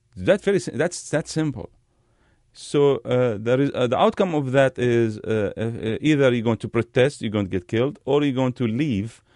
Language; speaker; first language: English; non-native, fluent; Arabic